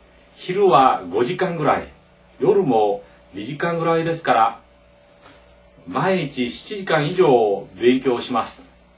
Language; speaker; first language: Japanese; non-native, fluent; Korean